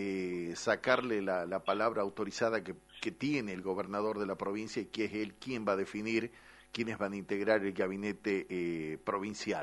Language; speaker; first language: Spanish; native; Spanish